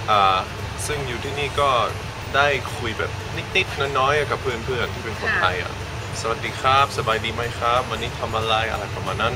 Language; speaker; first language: Thai; non-native, fluent; Dutch